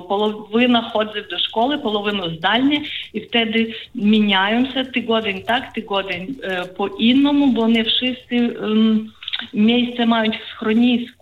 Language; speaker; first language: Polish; non-native, learner; Ukrainian